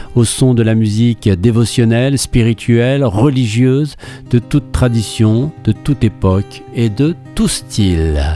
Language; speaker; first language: French; native; French